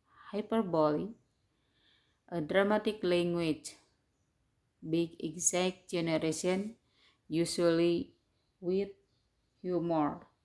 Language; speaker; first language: English; non-native, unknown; Indonesian